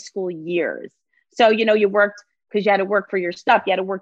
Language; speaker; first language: English; native; English